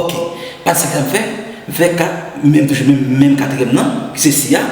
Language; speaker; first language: French; non-native, learner; Haitian Creole